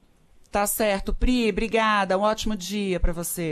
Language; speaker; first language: Portuguese; native; Portuguese